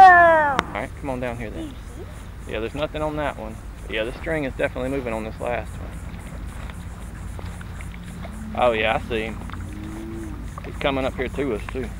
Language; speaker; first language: English; native; English